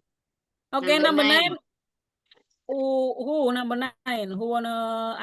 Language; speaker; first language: English; non-native, learner; Indonesian